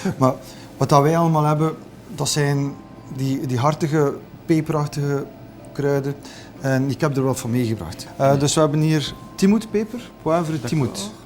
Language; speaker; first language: Dutch; native; Dutch